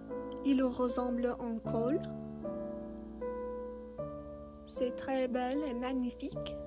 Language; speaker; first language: French; non-native, learner; English